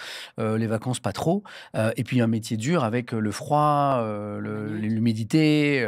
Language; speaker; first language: French; native; French